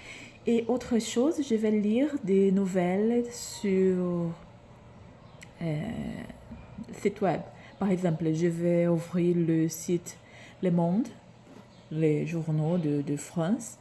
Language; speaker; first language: French; non-native, learner; Portuguese